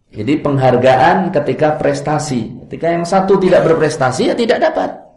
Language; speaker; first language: Indonesian; non-native, local second language; Javanese